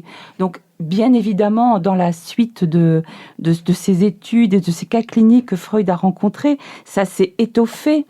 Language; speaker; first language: French; native; French